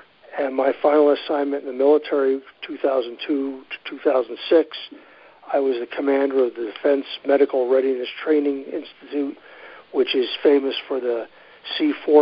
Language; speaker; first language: English; native; English